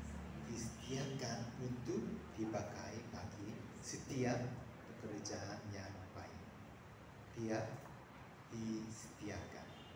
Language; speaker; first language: Indonesian; non-native, fluent; Korean